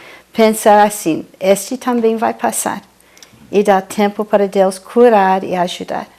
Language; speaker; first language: Portuguese; non-native, fluent; English